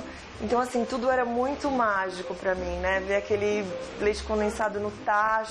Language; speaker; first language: Portuguese; native; Portuguese